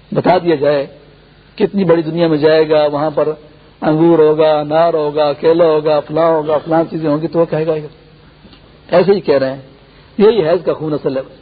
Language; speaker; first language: Urdu; non-native, local second language; Pashto